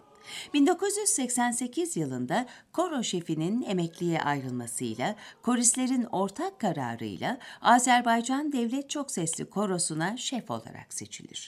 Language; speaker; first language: Turkish; native; Turkish